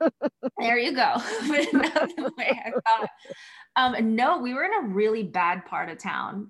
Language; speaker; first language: English; early bilingual, other home language; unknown